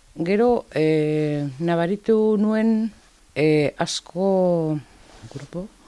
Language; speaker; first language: Basque; non-native, local second language; Spanish